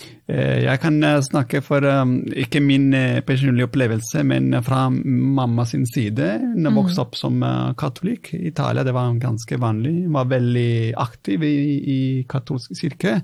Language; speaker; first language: Norwegian; non-native, fluent; Italian